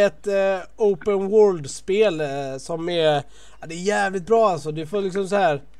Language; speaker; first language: Swedish; native; Swedish